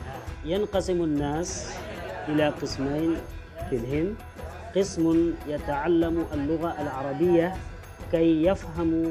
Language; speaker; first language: Arabic; non-native, fluent; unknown